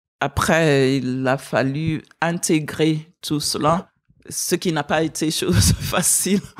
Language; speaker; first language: French; non-native, fluent; English